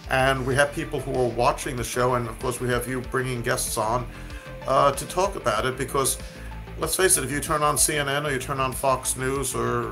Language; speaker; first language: English; native; English